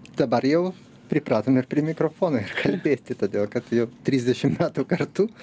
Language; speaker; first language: Lithuanian; non-native, local second language; Russian